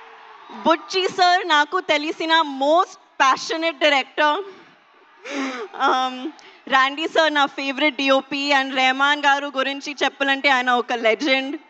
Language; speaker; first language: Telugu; non-native, local second language; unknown